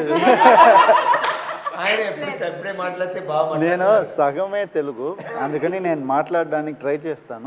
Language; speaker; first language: Telugu; early bilingual, heritage; Telugu